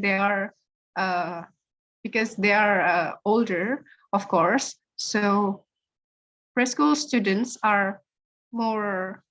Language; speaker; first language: English; non-native, learner; Indonesian